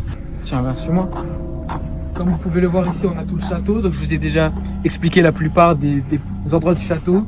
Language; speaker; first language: French; native; French